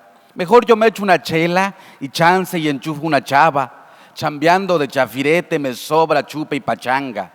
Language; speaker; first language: Spanish; native; Spanish